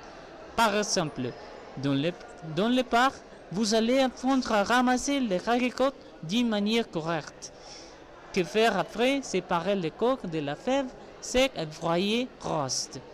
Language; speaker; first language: French; non-native, learner; Spanish